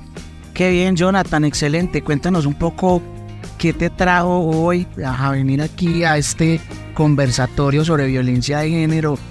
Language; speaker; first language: Spanish; native; Spanish